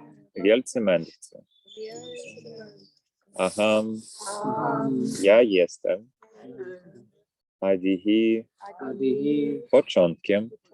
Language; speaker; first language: Polish; native; Polish